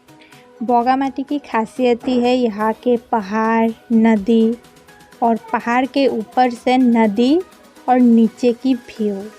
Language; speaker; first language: Hindi; non-native, local second language; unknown